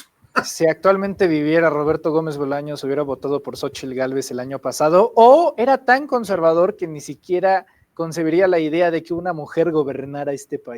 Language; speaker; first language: Spanish; native; Spanish